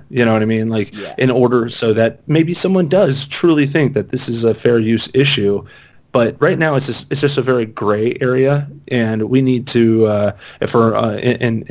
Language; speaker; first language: English; native; English